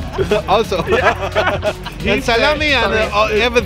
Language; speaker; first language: English; non-native, learner; Spanish